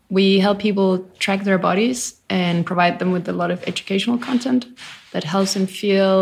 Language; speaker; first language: English; non-native, fluent; Danish